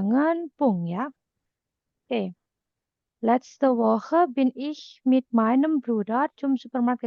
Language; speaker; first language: German; non-native, fluent; Indonesian